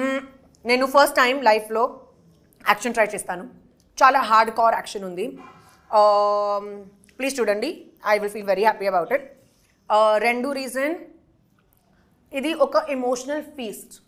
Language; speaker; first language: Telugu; non-native, learner; Hindi